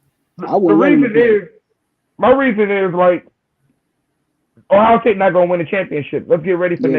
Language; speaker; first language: English; native; English